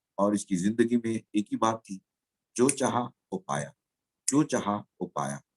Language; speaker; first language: Hindi; non-native, local second language; Telugu